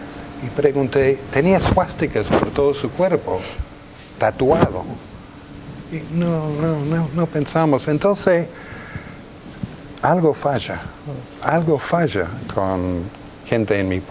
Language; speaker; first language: Spanish; non-native, fluent; English